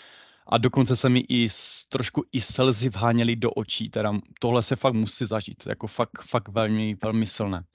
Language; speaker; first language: Czech; native; Czech